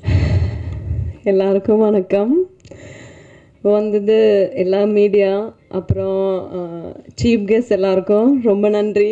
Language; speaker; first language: Tamil; non-native, fluent; Punjabi